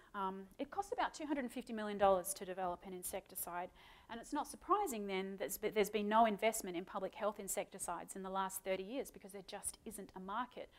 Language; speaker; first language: English; native; English